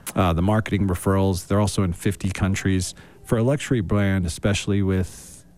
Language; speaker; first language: English; native; English